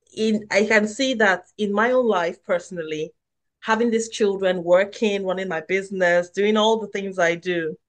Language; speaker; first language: English; non-native, local second language; Yoruba